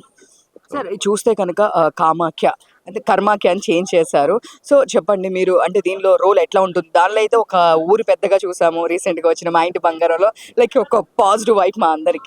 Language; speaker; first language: Telugu; native; Telugu